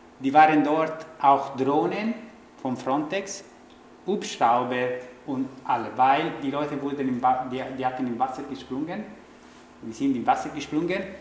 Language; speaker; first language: German; non-native, fluent; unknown